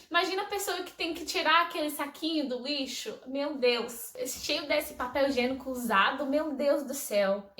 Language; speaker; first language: Portuguese; non-native, fluent; English